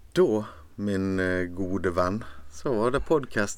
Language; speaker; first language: Norwegian; native; Norwegian